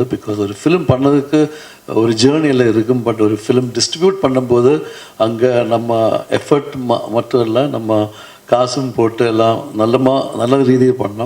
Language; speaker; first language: Tamil; non-native, fluent; Malayalam